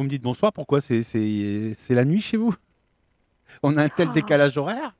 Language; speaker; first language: French; native; French